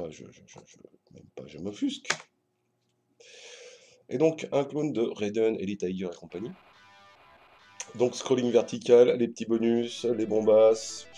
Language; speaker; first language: French; native; French